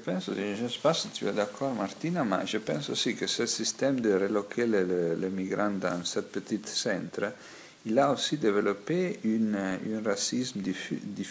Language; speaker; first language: French; non-native, fluent; Italian